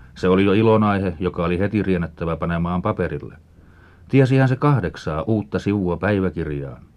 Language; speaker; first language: Finnish; native; Finnish